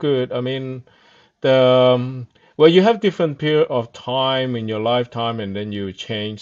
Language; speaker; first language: English; non-native, local second language; Cantonese